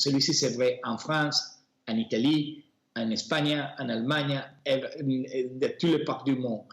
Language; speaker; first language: French; non-native, fluent; Italian